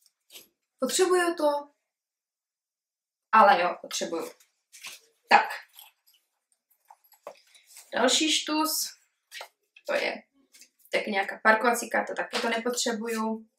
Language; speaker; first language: Czech; early bilingual, heritage; Czech